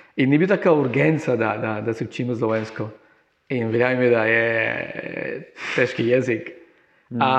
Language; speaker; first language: Slovenian; non-native, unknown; Spanish